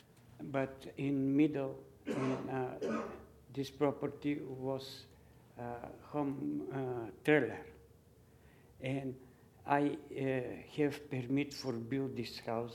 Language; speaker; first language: English; non-native, learner; Bulgarian